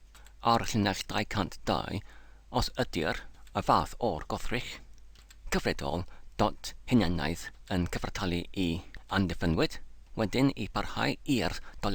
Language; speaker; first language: Welsh; non-native, learner; English